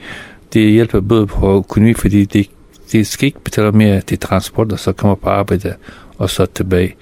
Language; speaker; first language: Danish; non-native, fluent; Persian